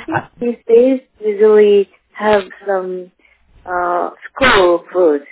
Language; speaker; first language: English; non-native, learner; Korean